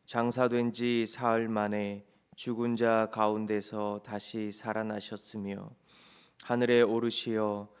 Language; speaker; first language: Korean; native; Korean